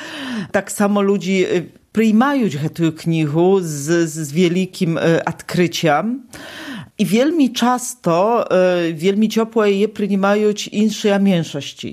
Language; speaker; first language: Polish; non-native, local second language; Belarusian